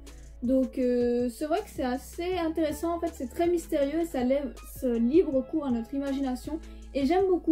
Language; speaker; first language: French; native; French